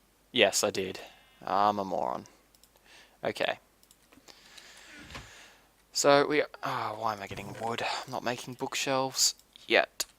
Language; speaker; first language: English; native; English